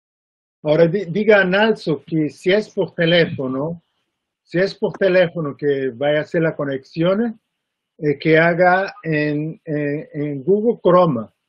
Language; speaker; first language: Spanish; non-native, fluent; Portuguese